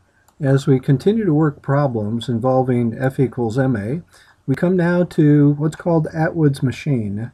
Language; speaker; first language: English; native; English